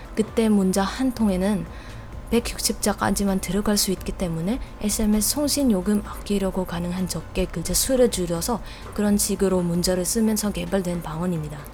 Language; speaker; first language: Korean; non-native, fluent; Filipino